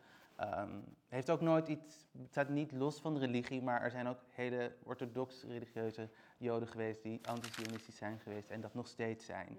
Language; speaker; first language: Dutch; native; Dutch